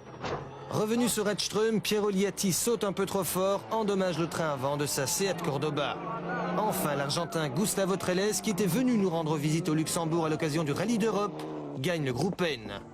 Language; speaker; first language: French; native; French